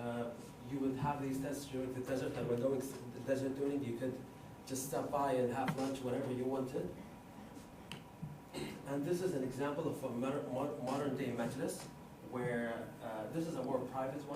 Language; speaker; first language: English; non-native, fluent; Arabic